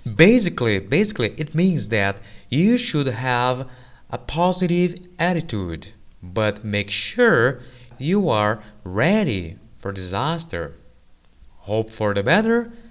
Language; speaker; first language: English; non-native, fluent; Portuguese